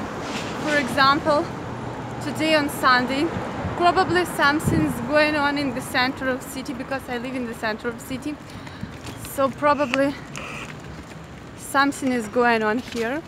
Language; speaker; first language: English; non-native, fluent; Ukrainian